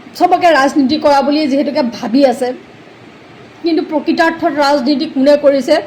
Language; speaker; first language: Assamese; native; Assamese